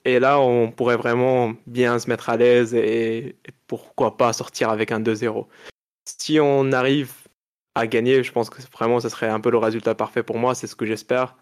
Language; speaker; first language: French; non-native, local second language; Arabic